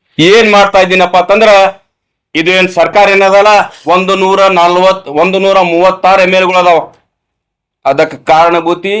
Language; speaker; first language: Kannada; non-native, local second language; Urdu